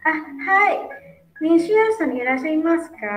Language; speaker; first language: Japanese; non-native, learner; Indonesian